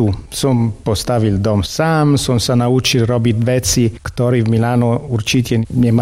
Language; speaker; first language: Slovak; non-native, learner; Italian